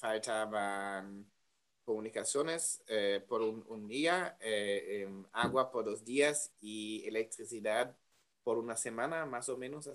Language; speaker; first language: Spanish; non-native, learner; German